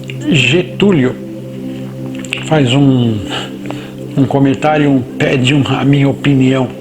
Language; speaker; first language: Portuguese; native; Portuguese